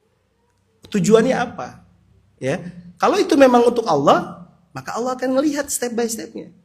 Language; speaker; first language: Indonesian; native; Indonesian